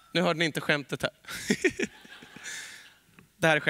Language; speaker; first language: Swedish; native; Swedish